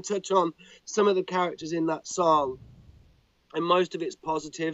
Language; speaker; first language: English; native; English